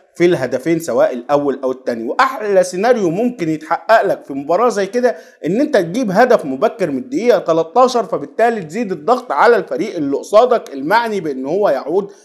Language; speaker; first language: Arabic; native; Arabic